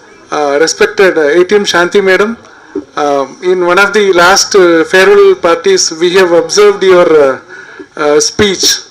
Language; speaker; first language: English; non-native, local second language; Tamil